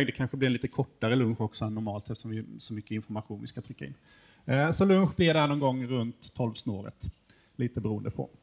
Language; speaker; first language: Swedish; native; Swedish